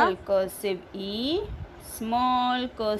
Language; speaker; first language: English; non-native, local second language; Hindi